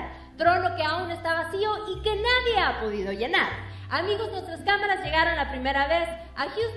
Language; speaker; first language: Spanish; native; Spanish